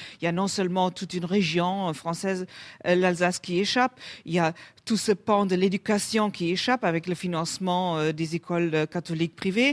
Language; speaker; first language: French; non-native, fluent; German